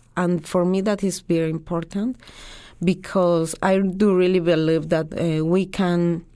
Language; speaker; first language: English; non-native, fluent; Spanish